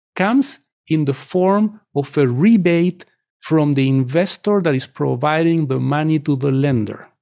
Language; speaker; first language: English; non-native, fluent; Spanish